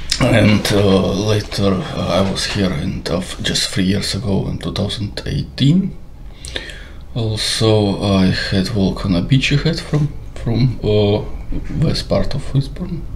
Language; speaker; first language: English; non-native, learner; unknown